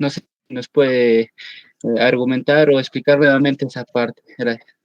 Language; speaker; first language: Spanish; native; Spanish